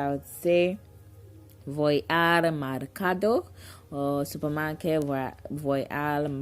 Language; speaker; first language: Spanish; non-native, learner; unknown